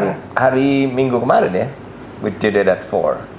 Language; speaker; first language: Indonesian; native; Indonesian